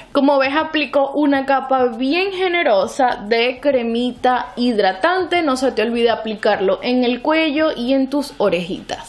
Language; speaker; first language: Spanish; native; Spanish